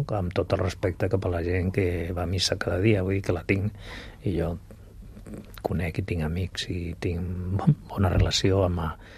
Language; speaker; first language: Catalan; non-native, local second language; Spanish